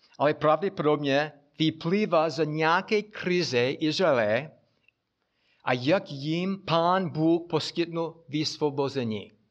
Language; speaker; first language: Czech; non-native, fluent; English